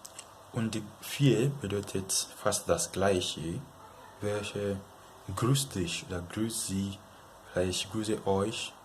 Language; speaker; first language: German; non-native, fluent; Yoruba